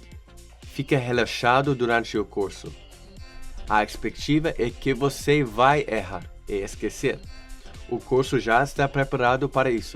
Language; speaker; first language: Portuguese; non-native, fluent; English